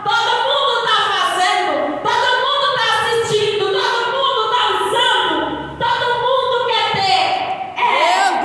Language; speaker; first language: Portuguese; native; Portuguese